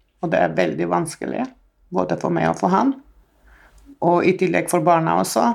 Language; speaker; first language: Norwegian; non-native, fluent; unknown